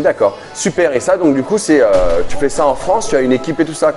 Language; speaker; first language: French; native; French